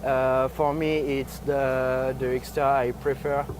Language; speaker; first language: English; non-native, fluent; French